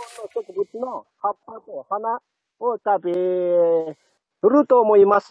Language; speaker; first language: Japanese; non-native, fluent; Malagasy